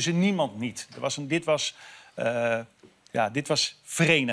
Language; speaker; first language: Dutch; native; Dutch